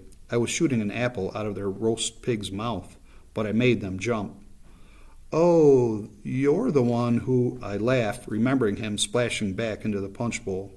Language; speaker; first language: English; native; English